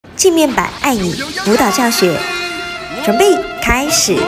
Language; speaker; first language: Chinese; native; Chinese